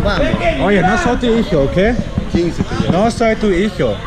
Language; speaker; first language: Spanish; non-native, learner; German